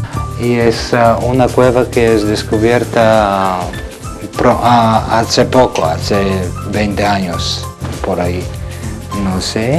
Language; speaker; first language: Spanish; non-native, learner; Bulgarian